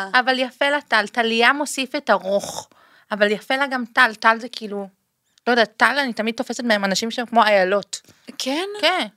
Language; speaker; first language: Hebrew; early bilingual, other home language; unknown